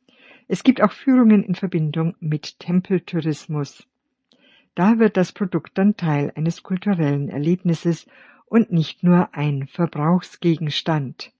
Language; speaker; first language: German; native; German